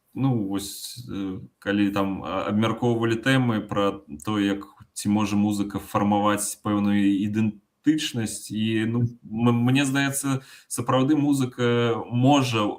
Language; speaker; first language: Belarusian; non-native, local second language; Russian